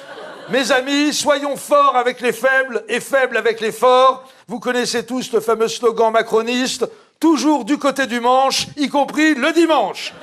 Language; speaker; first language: French; native; French